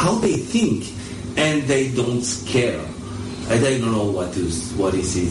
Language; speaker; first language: English; early bilingual, other home language; French